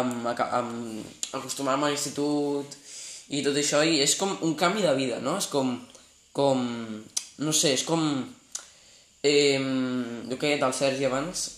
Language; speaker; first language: Catalan; non-native, local second language; Spanish